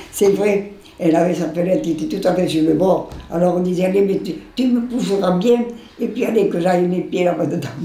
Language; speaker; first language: French; non-native, local second language; Occitan